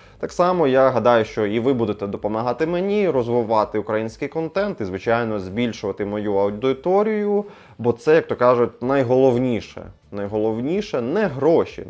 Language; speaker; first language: Ukrainian; non-native, local second language; Russian